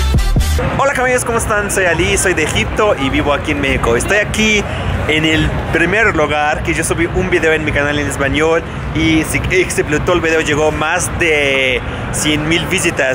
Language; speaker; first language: Spanish; non-native, learner; Arabic